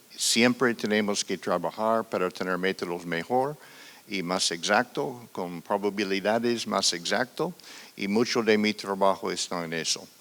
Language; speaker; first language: Spanish; non-native, fluent; English